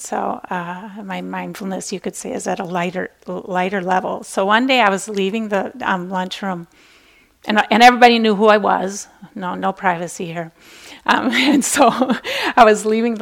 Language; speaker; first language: English; native; English